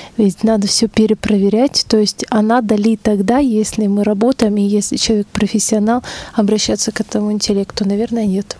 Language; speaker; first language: Russian; native; Russian